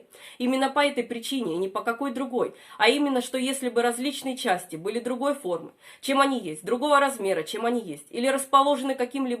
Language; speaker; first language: Russian; native; Russian